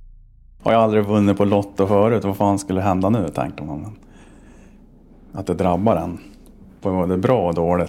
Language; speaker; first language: Swedish; native; Swedish